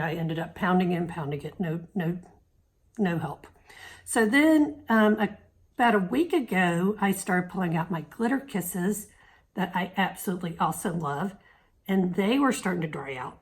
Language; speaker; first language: English; native; English